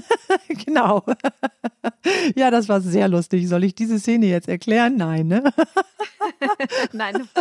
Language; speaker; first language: German; native; German